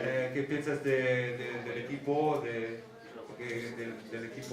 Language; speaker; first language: Spanish; non-native, learner; Italian